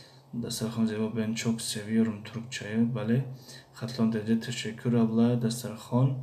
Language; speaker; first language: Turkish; non-native, fluent; Tajik